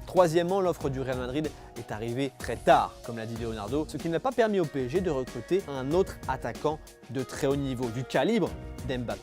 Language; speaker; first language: French; native; French